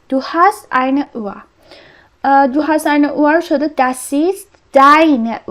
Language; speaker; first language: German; non-native, fluent; Persian